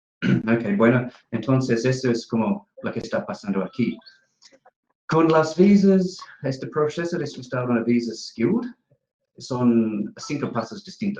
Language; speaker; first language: Spanish; non-native, fluent; English